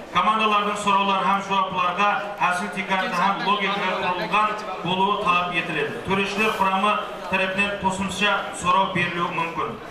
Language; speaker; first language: Uzbek; non-native, local second language; Kara-Kalpak